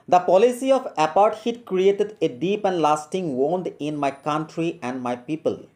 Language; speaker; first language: English; non-native, local second language; Assamese